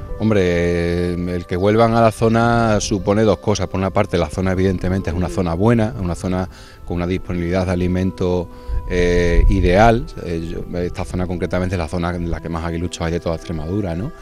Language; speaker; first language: Spanish; native; Spanish